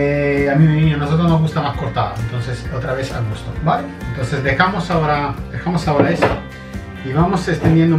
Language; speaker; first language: Spanish; non-native, fluent; Italian